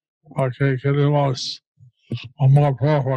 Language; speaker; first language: Spanish; non-native, learner; English